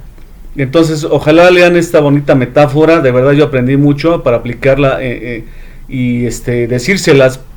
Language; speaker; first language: Spanish; native; Spanish